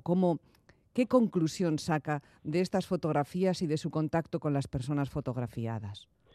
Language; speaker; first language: Spanish; native; Spanish